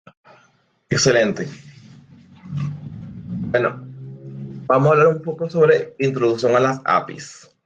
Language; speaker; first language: Spanish; native; Spanish